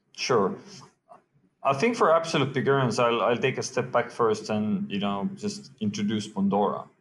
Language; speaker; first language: English; non-native, fluent; Estonian